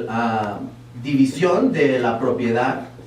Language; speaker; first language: Spanish; early bilingual, heritage; Spanish